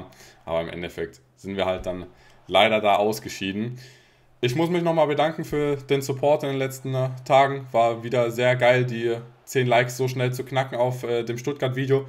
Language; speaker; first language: German; native; German